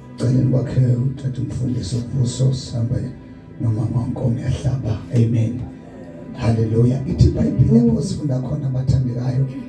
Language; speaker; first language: Zulu; non-native, local second language; Xhosa